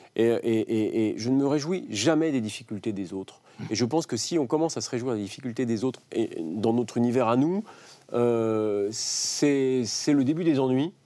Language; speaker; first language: French; native; French